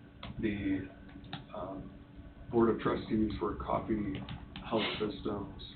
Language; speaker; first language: English; native; English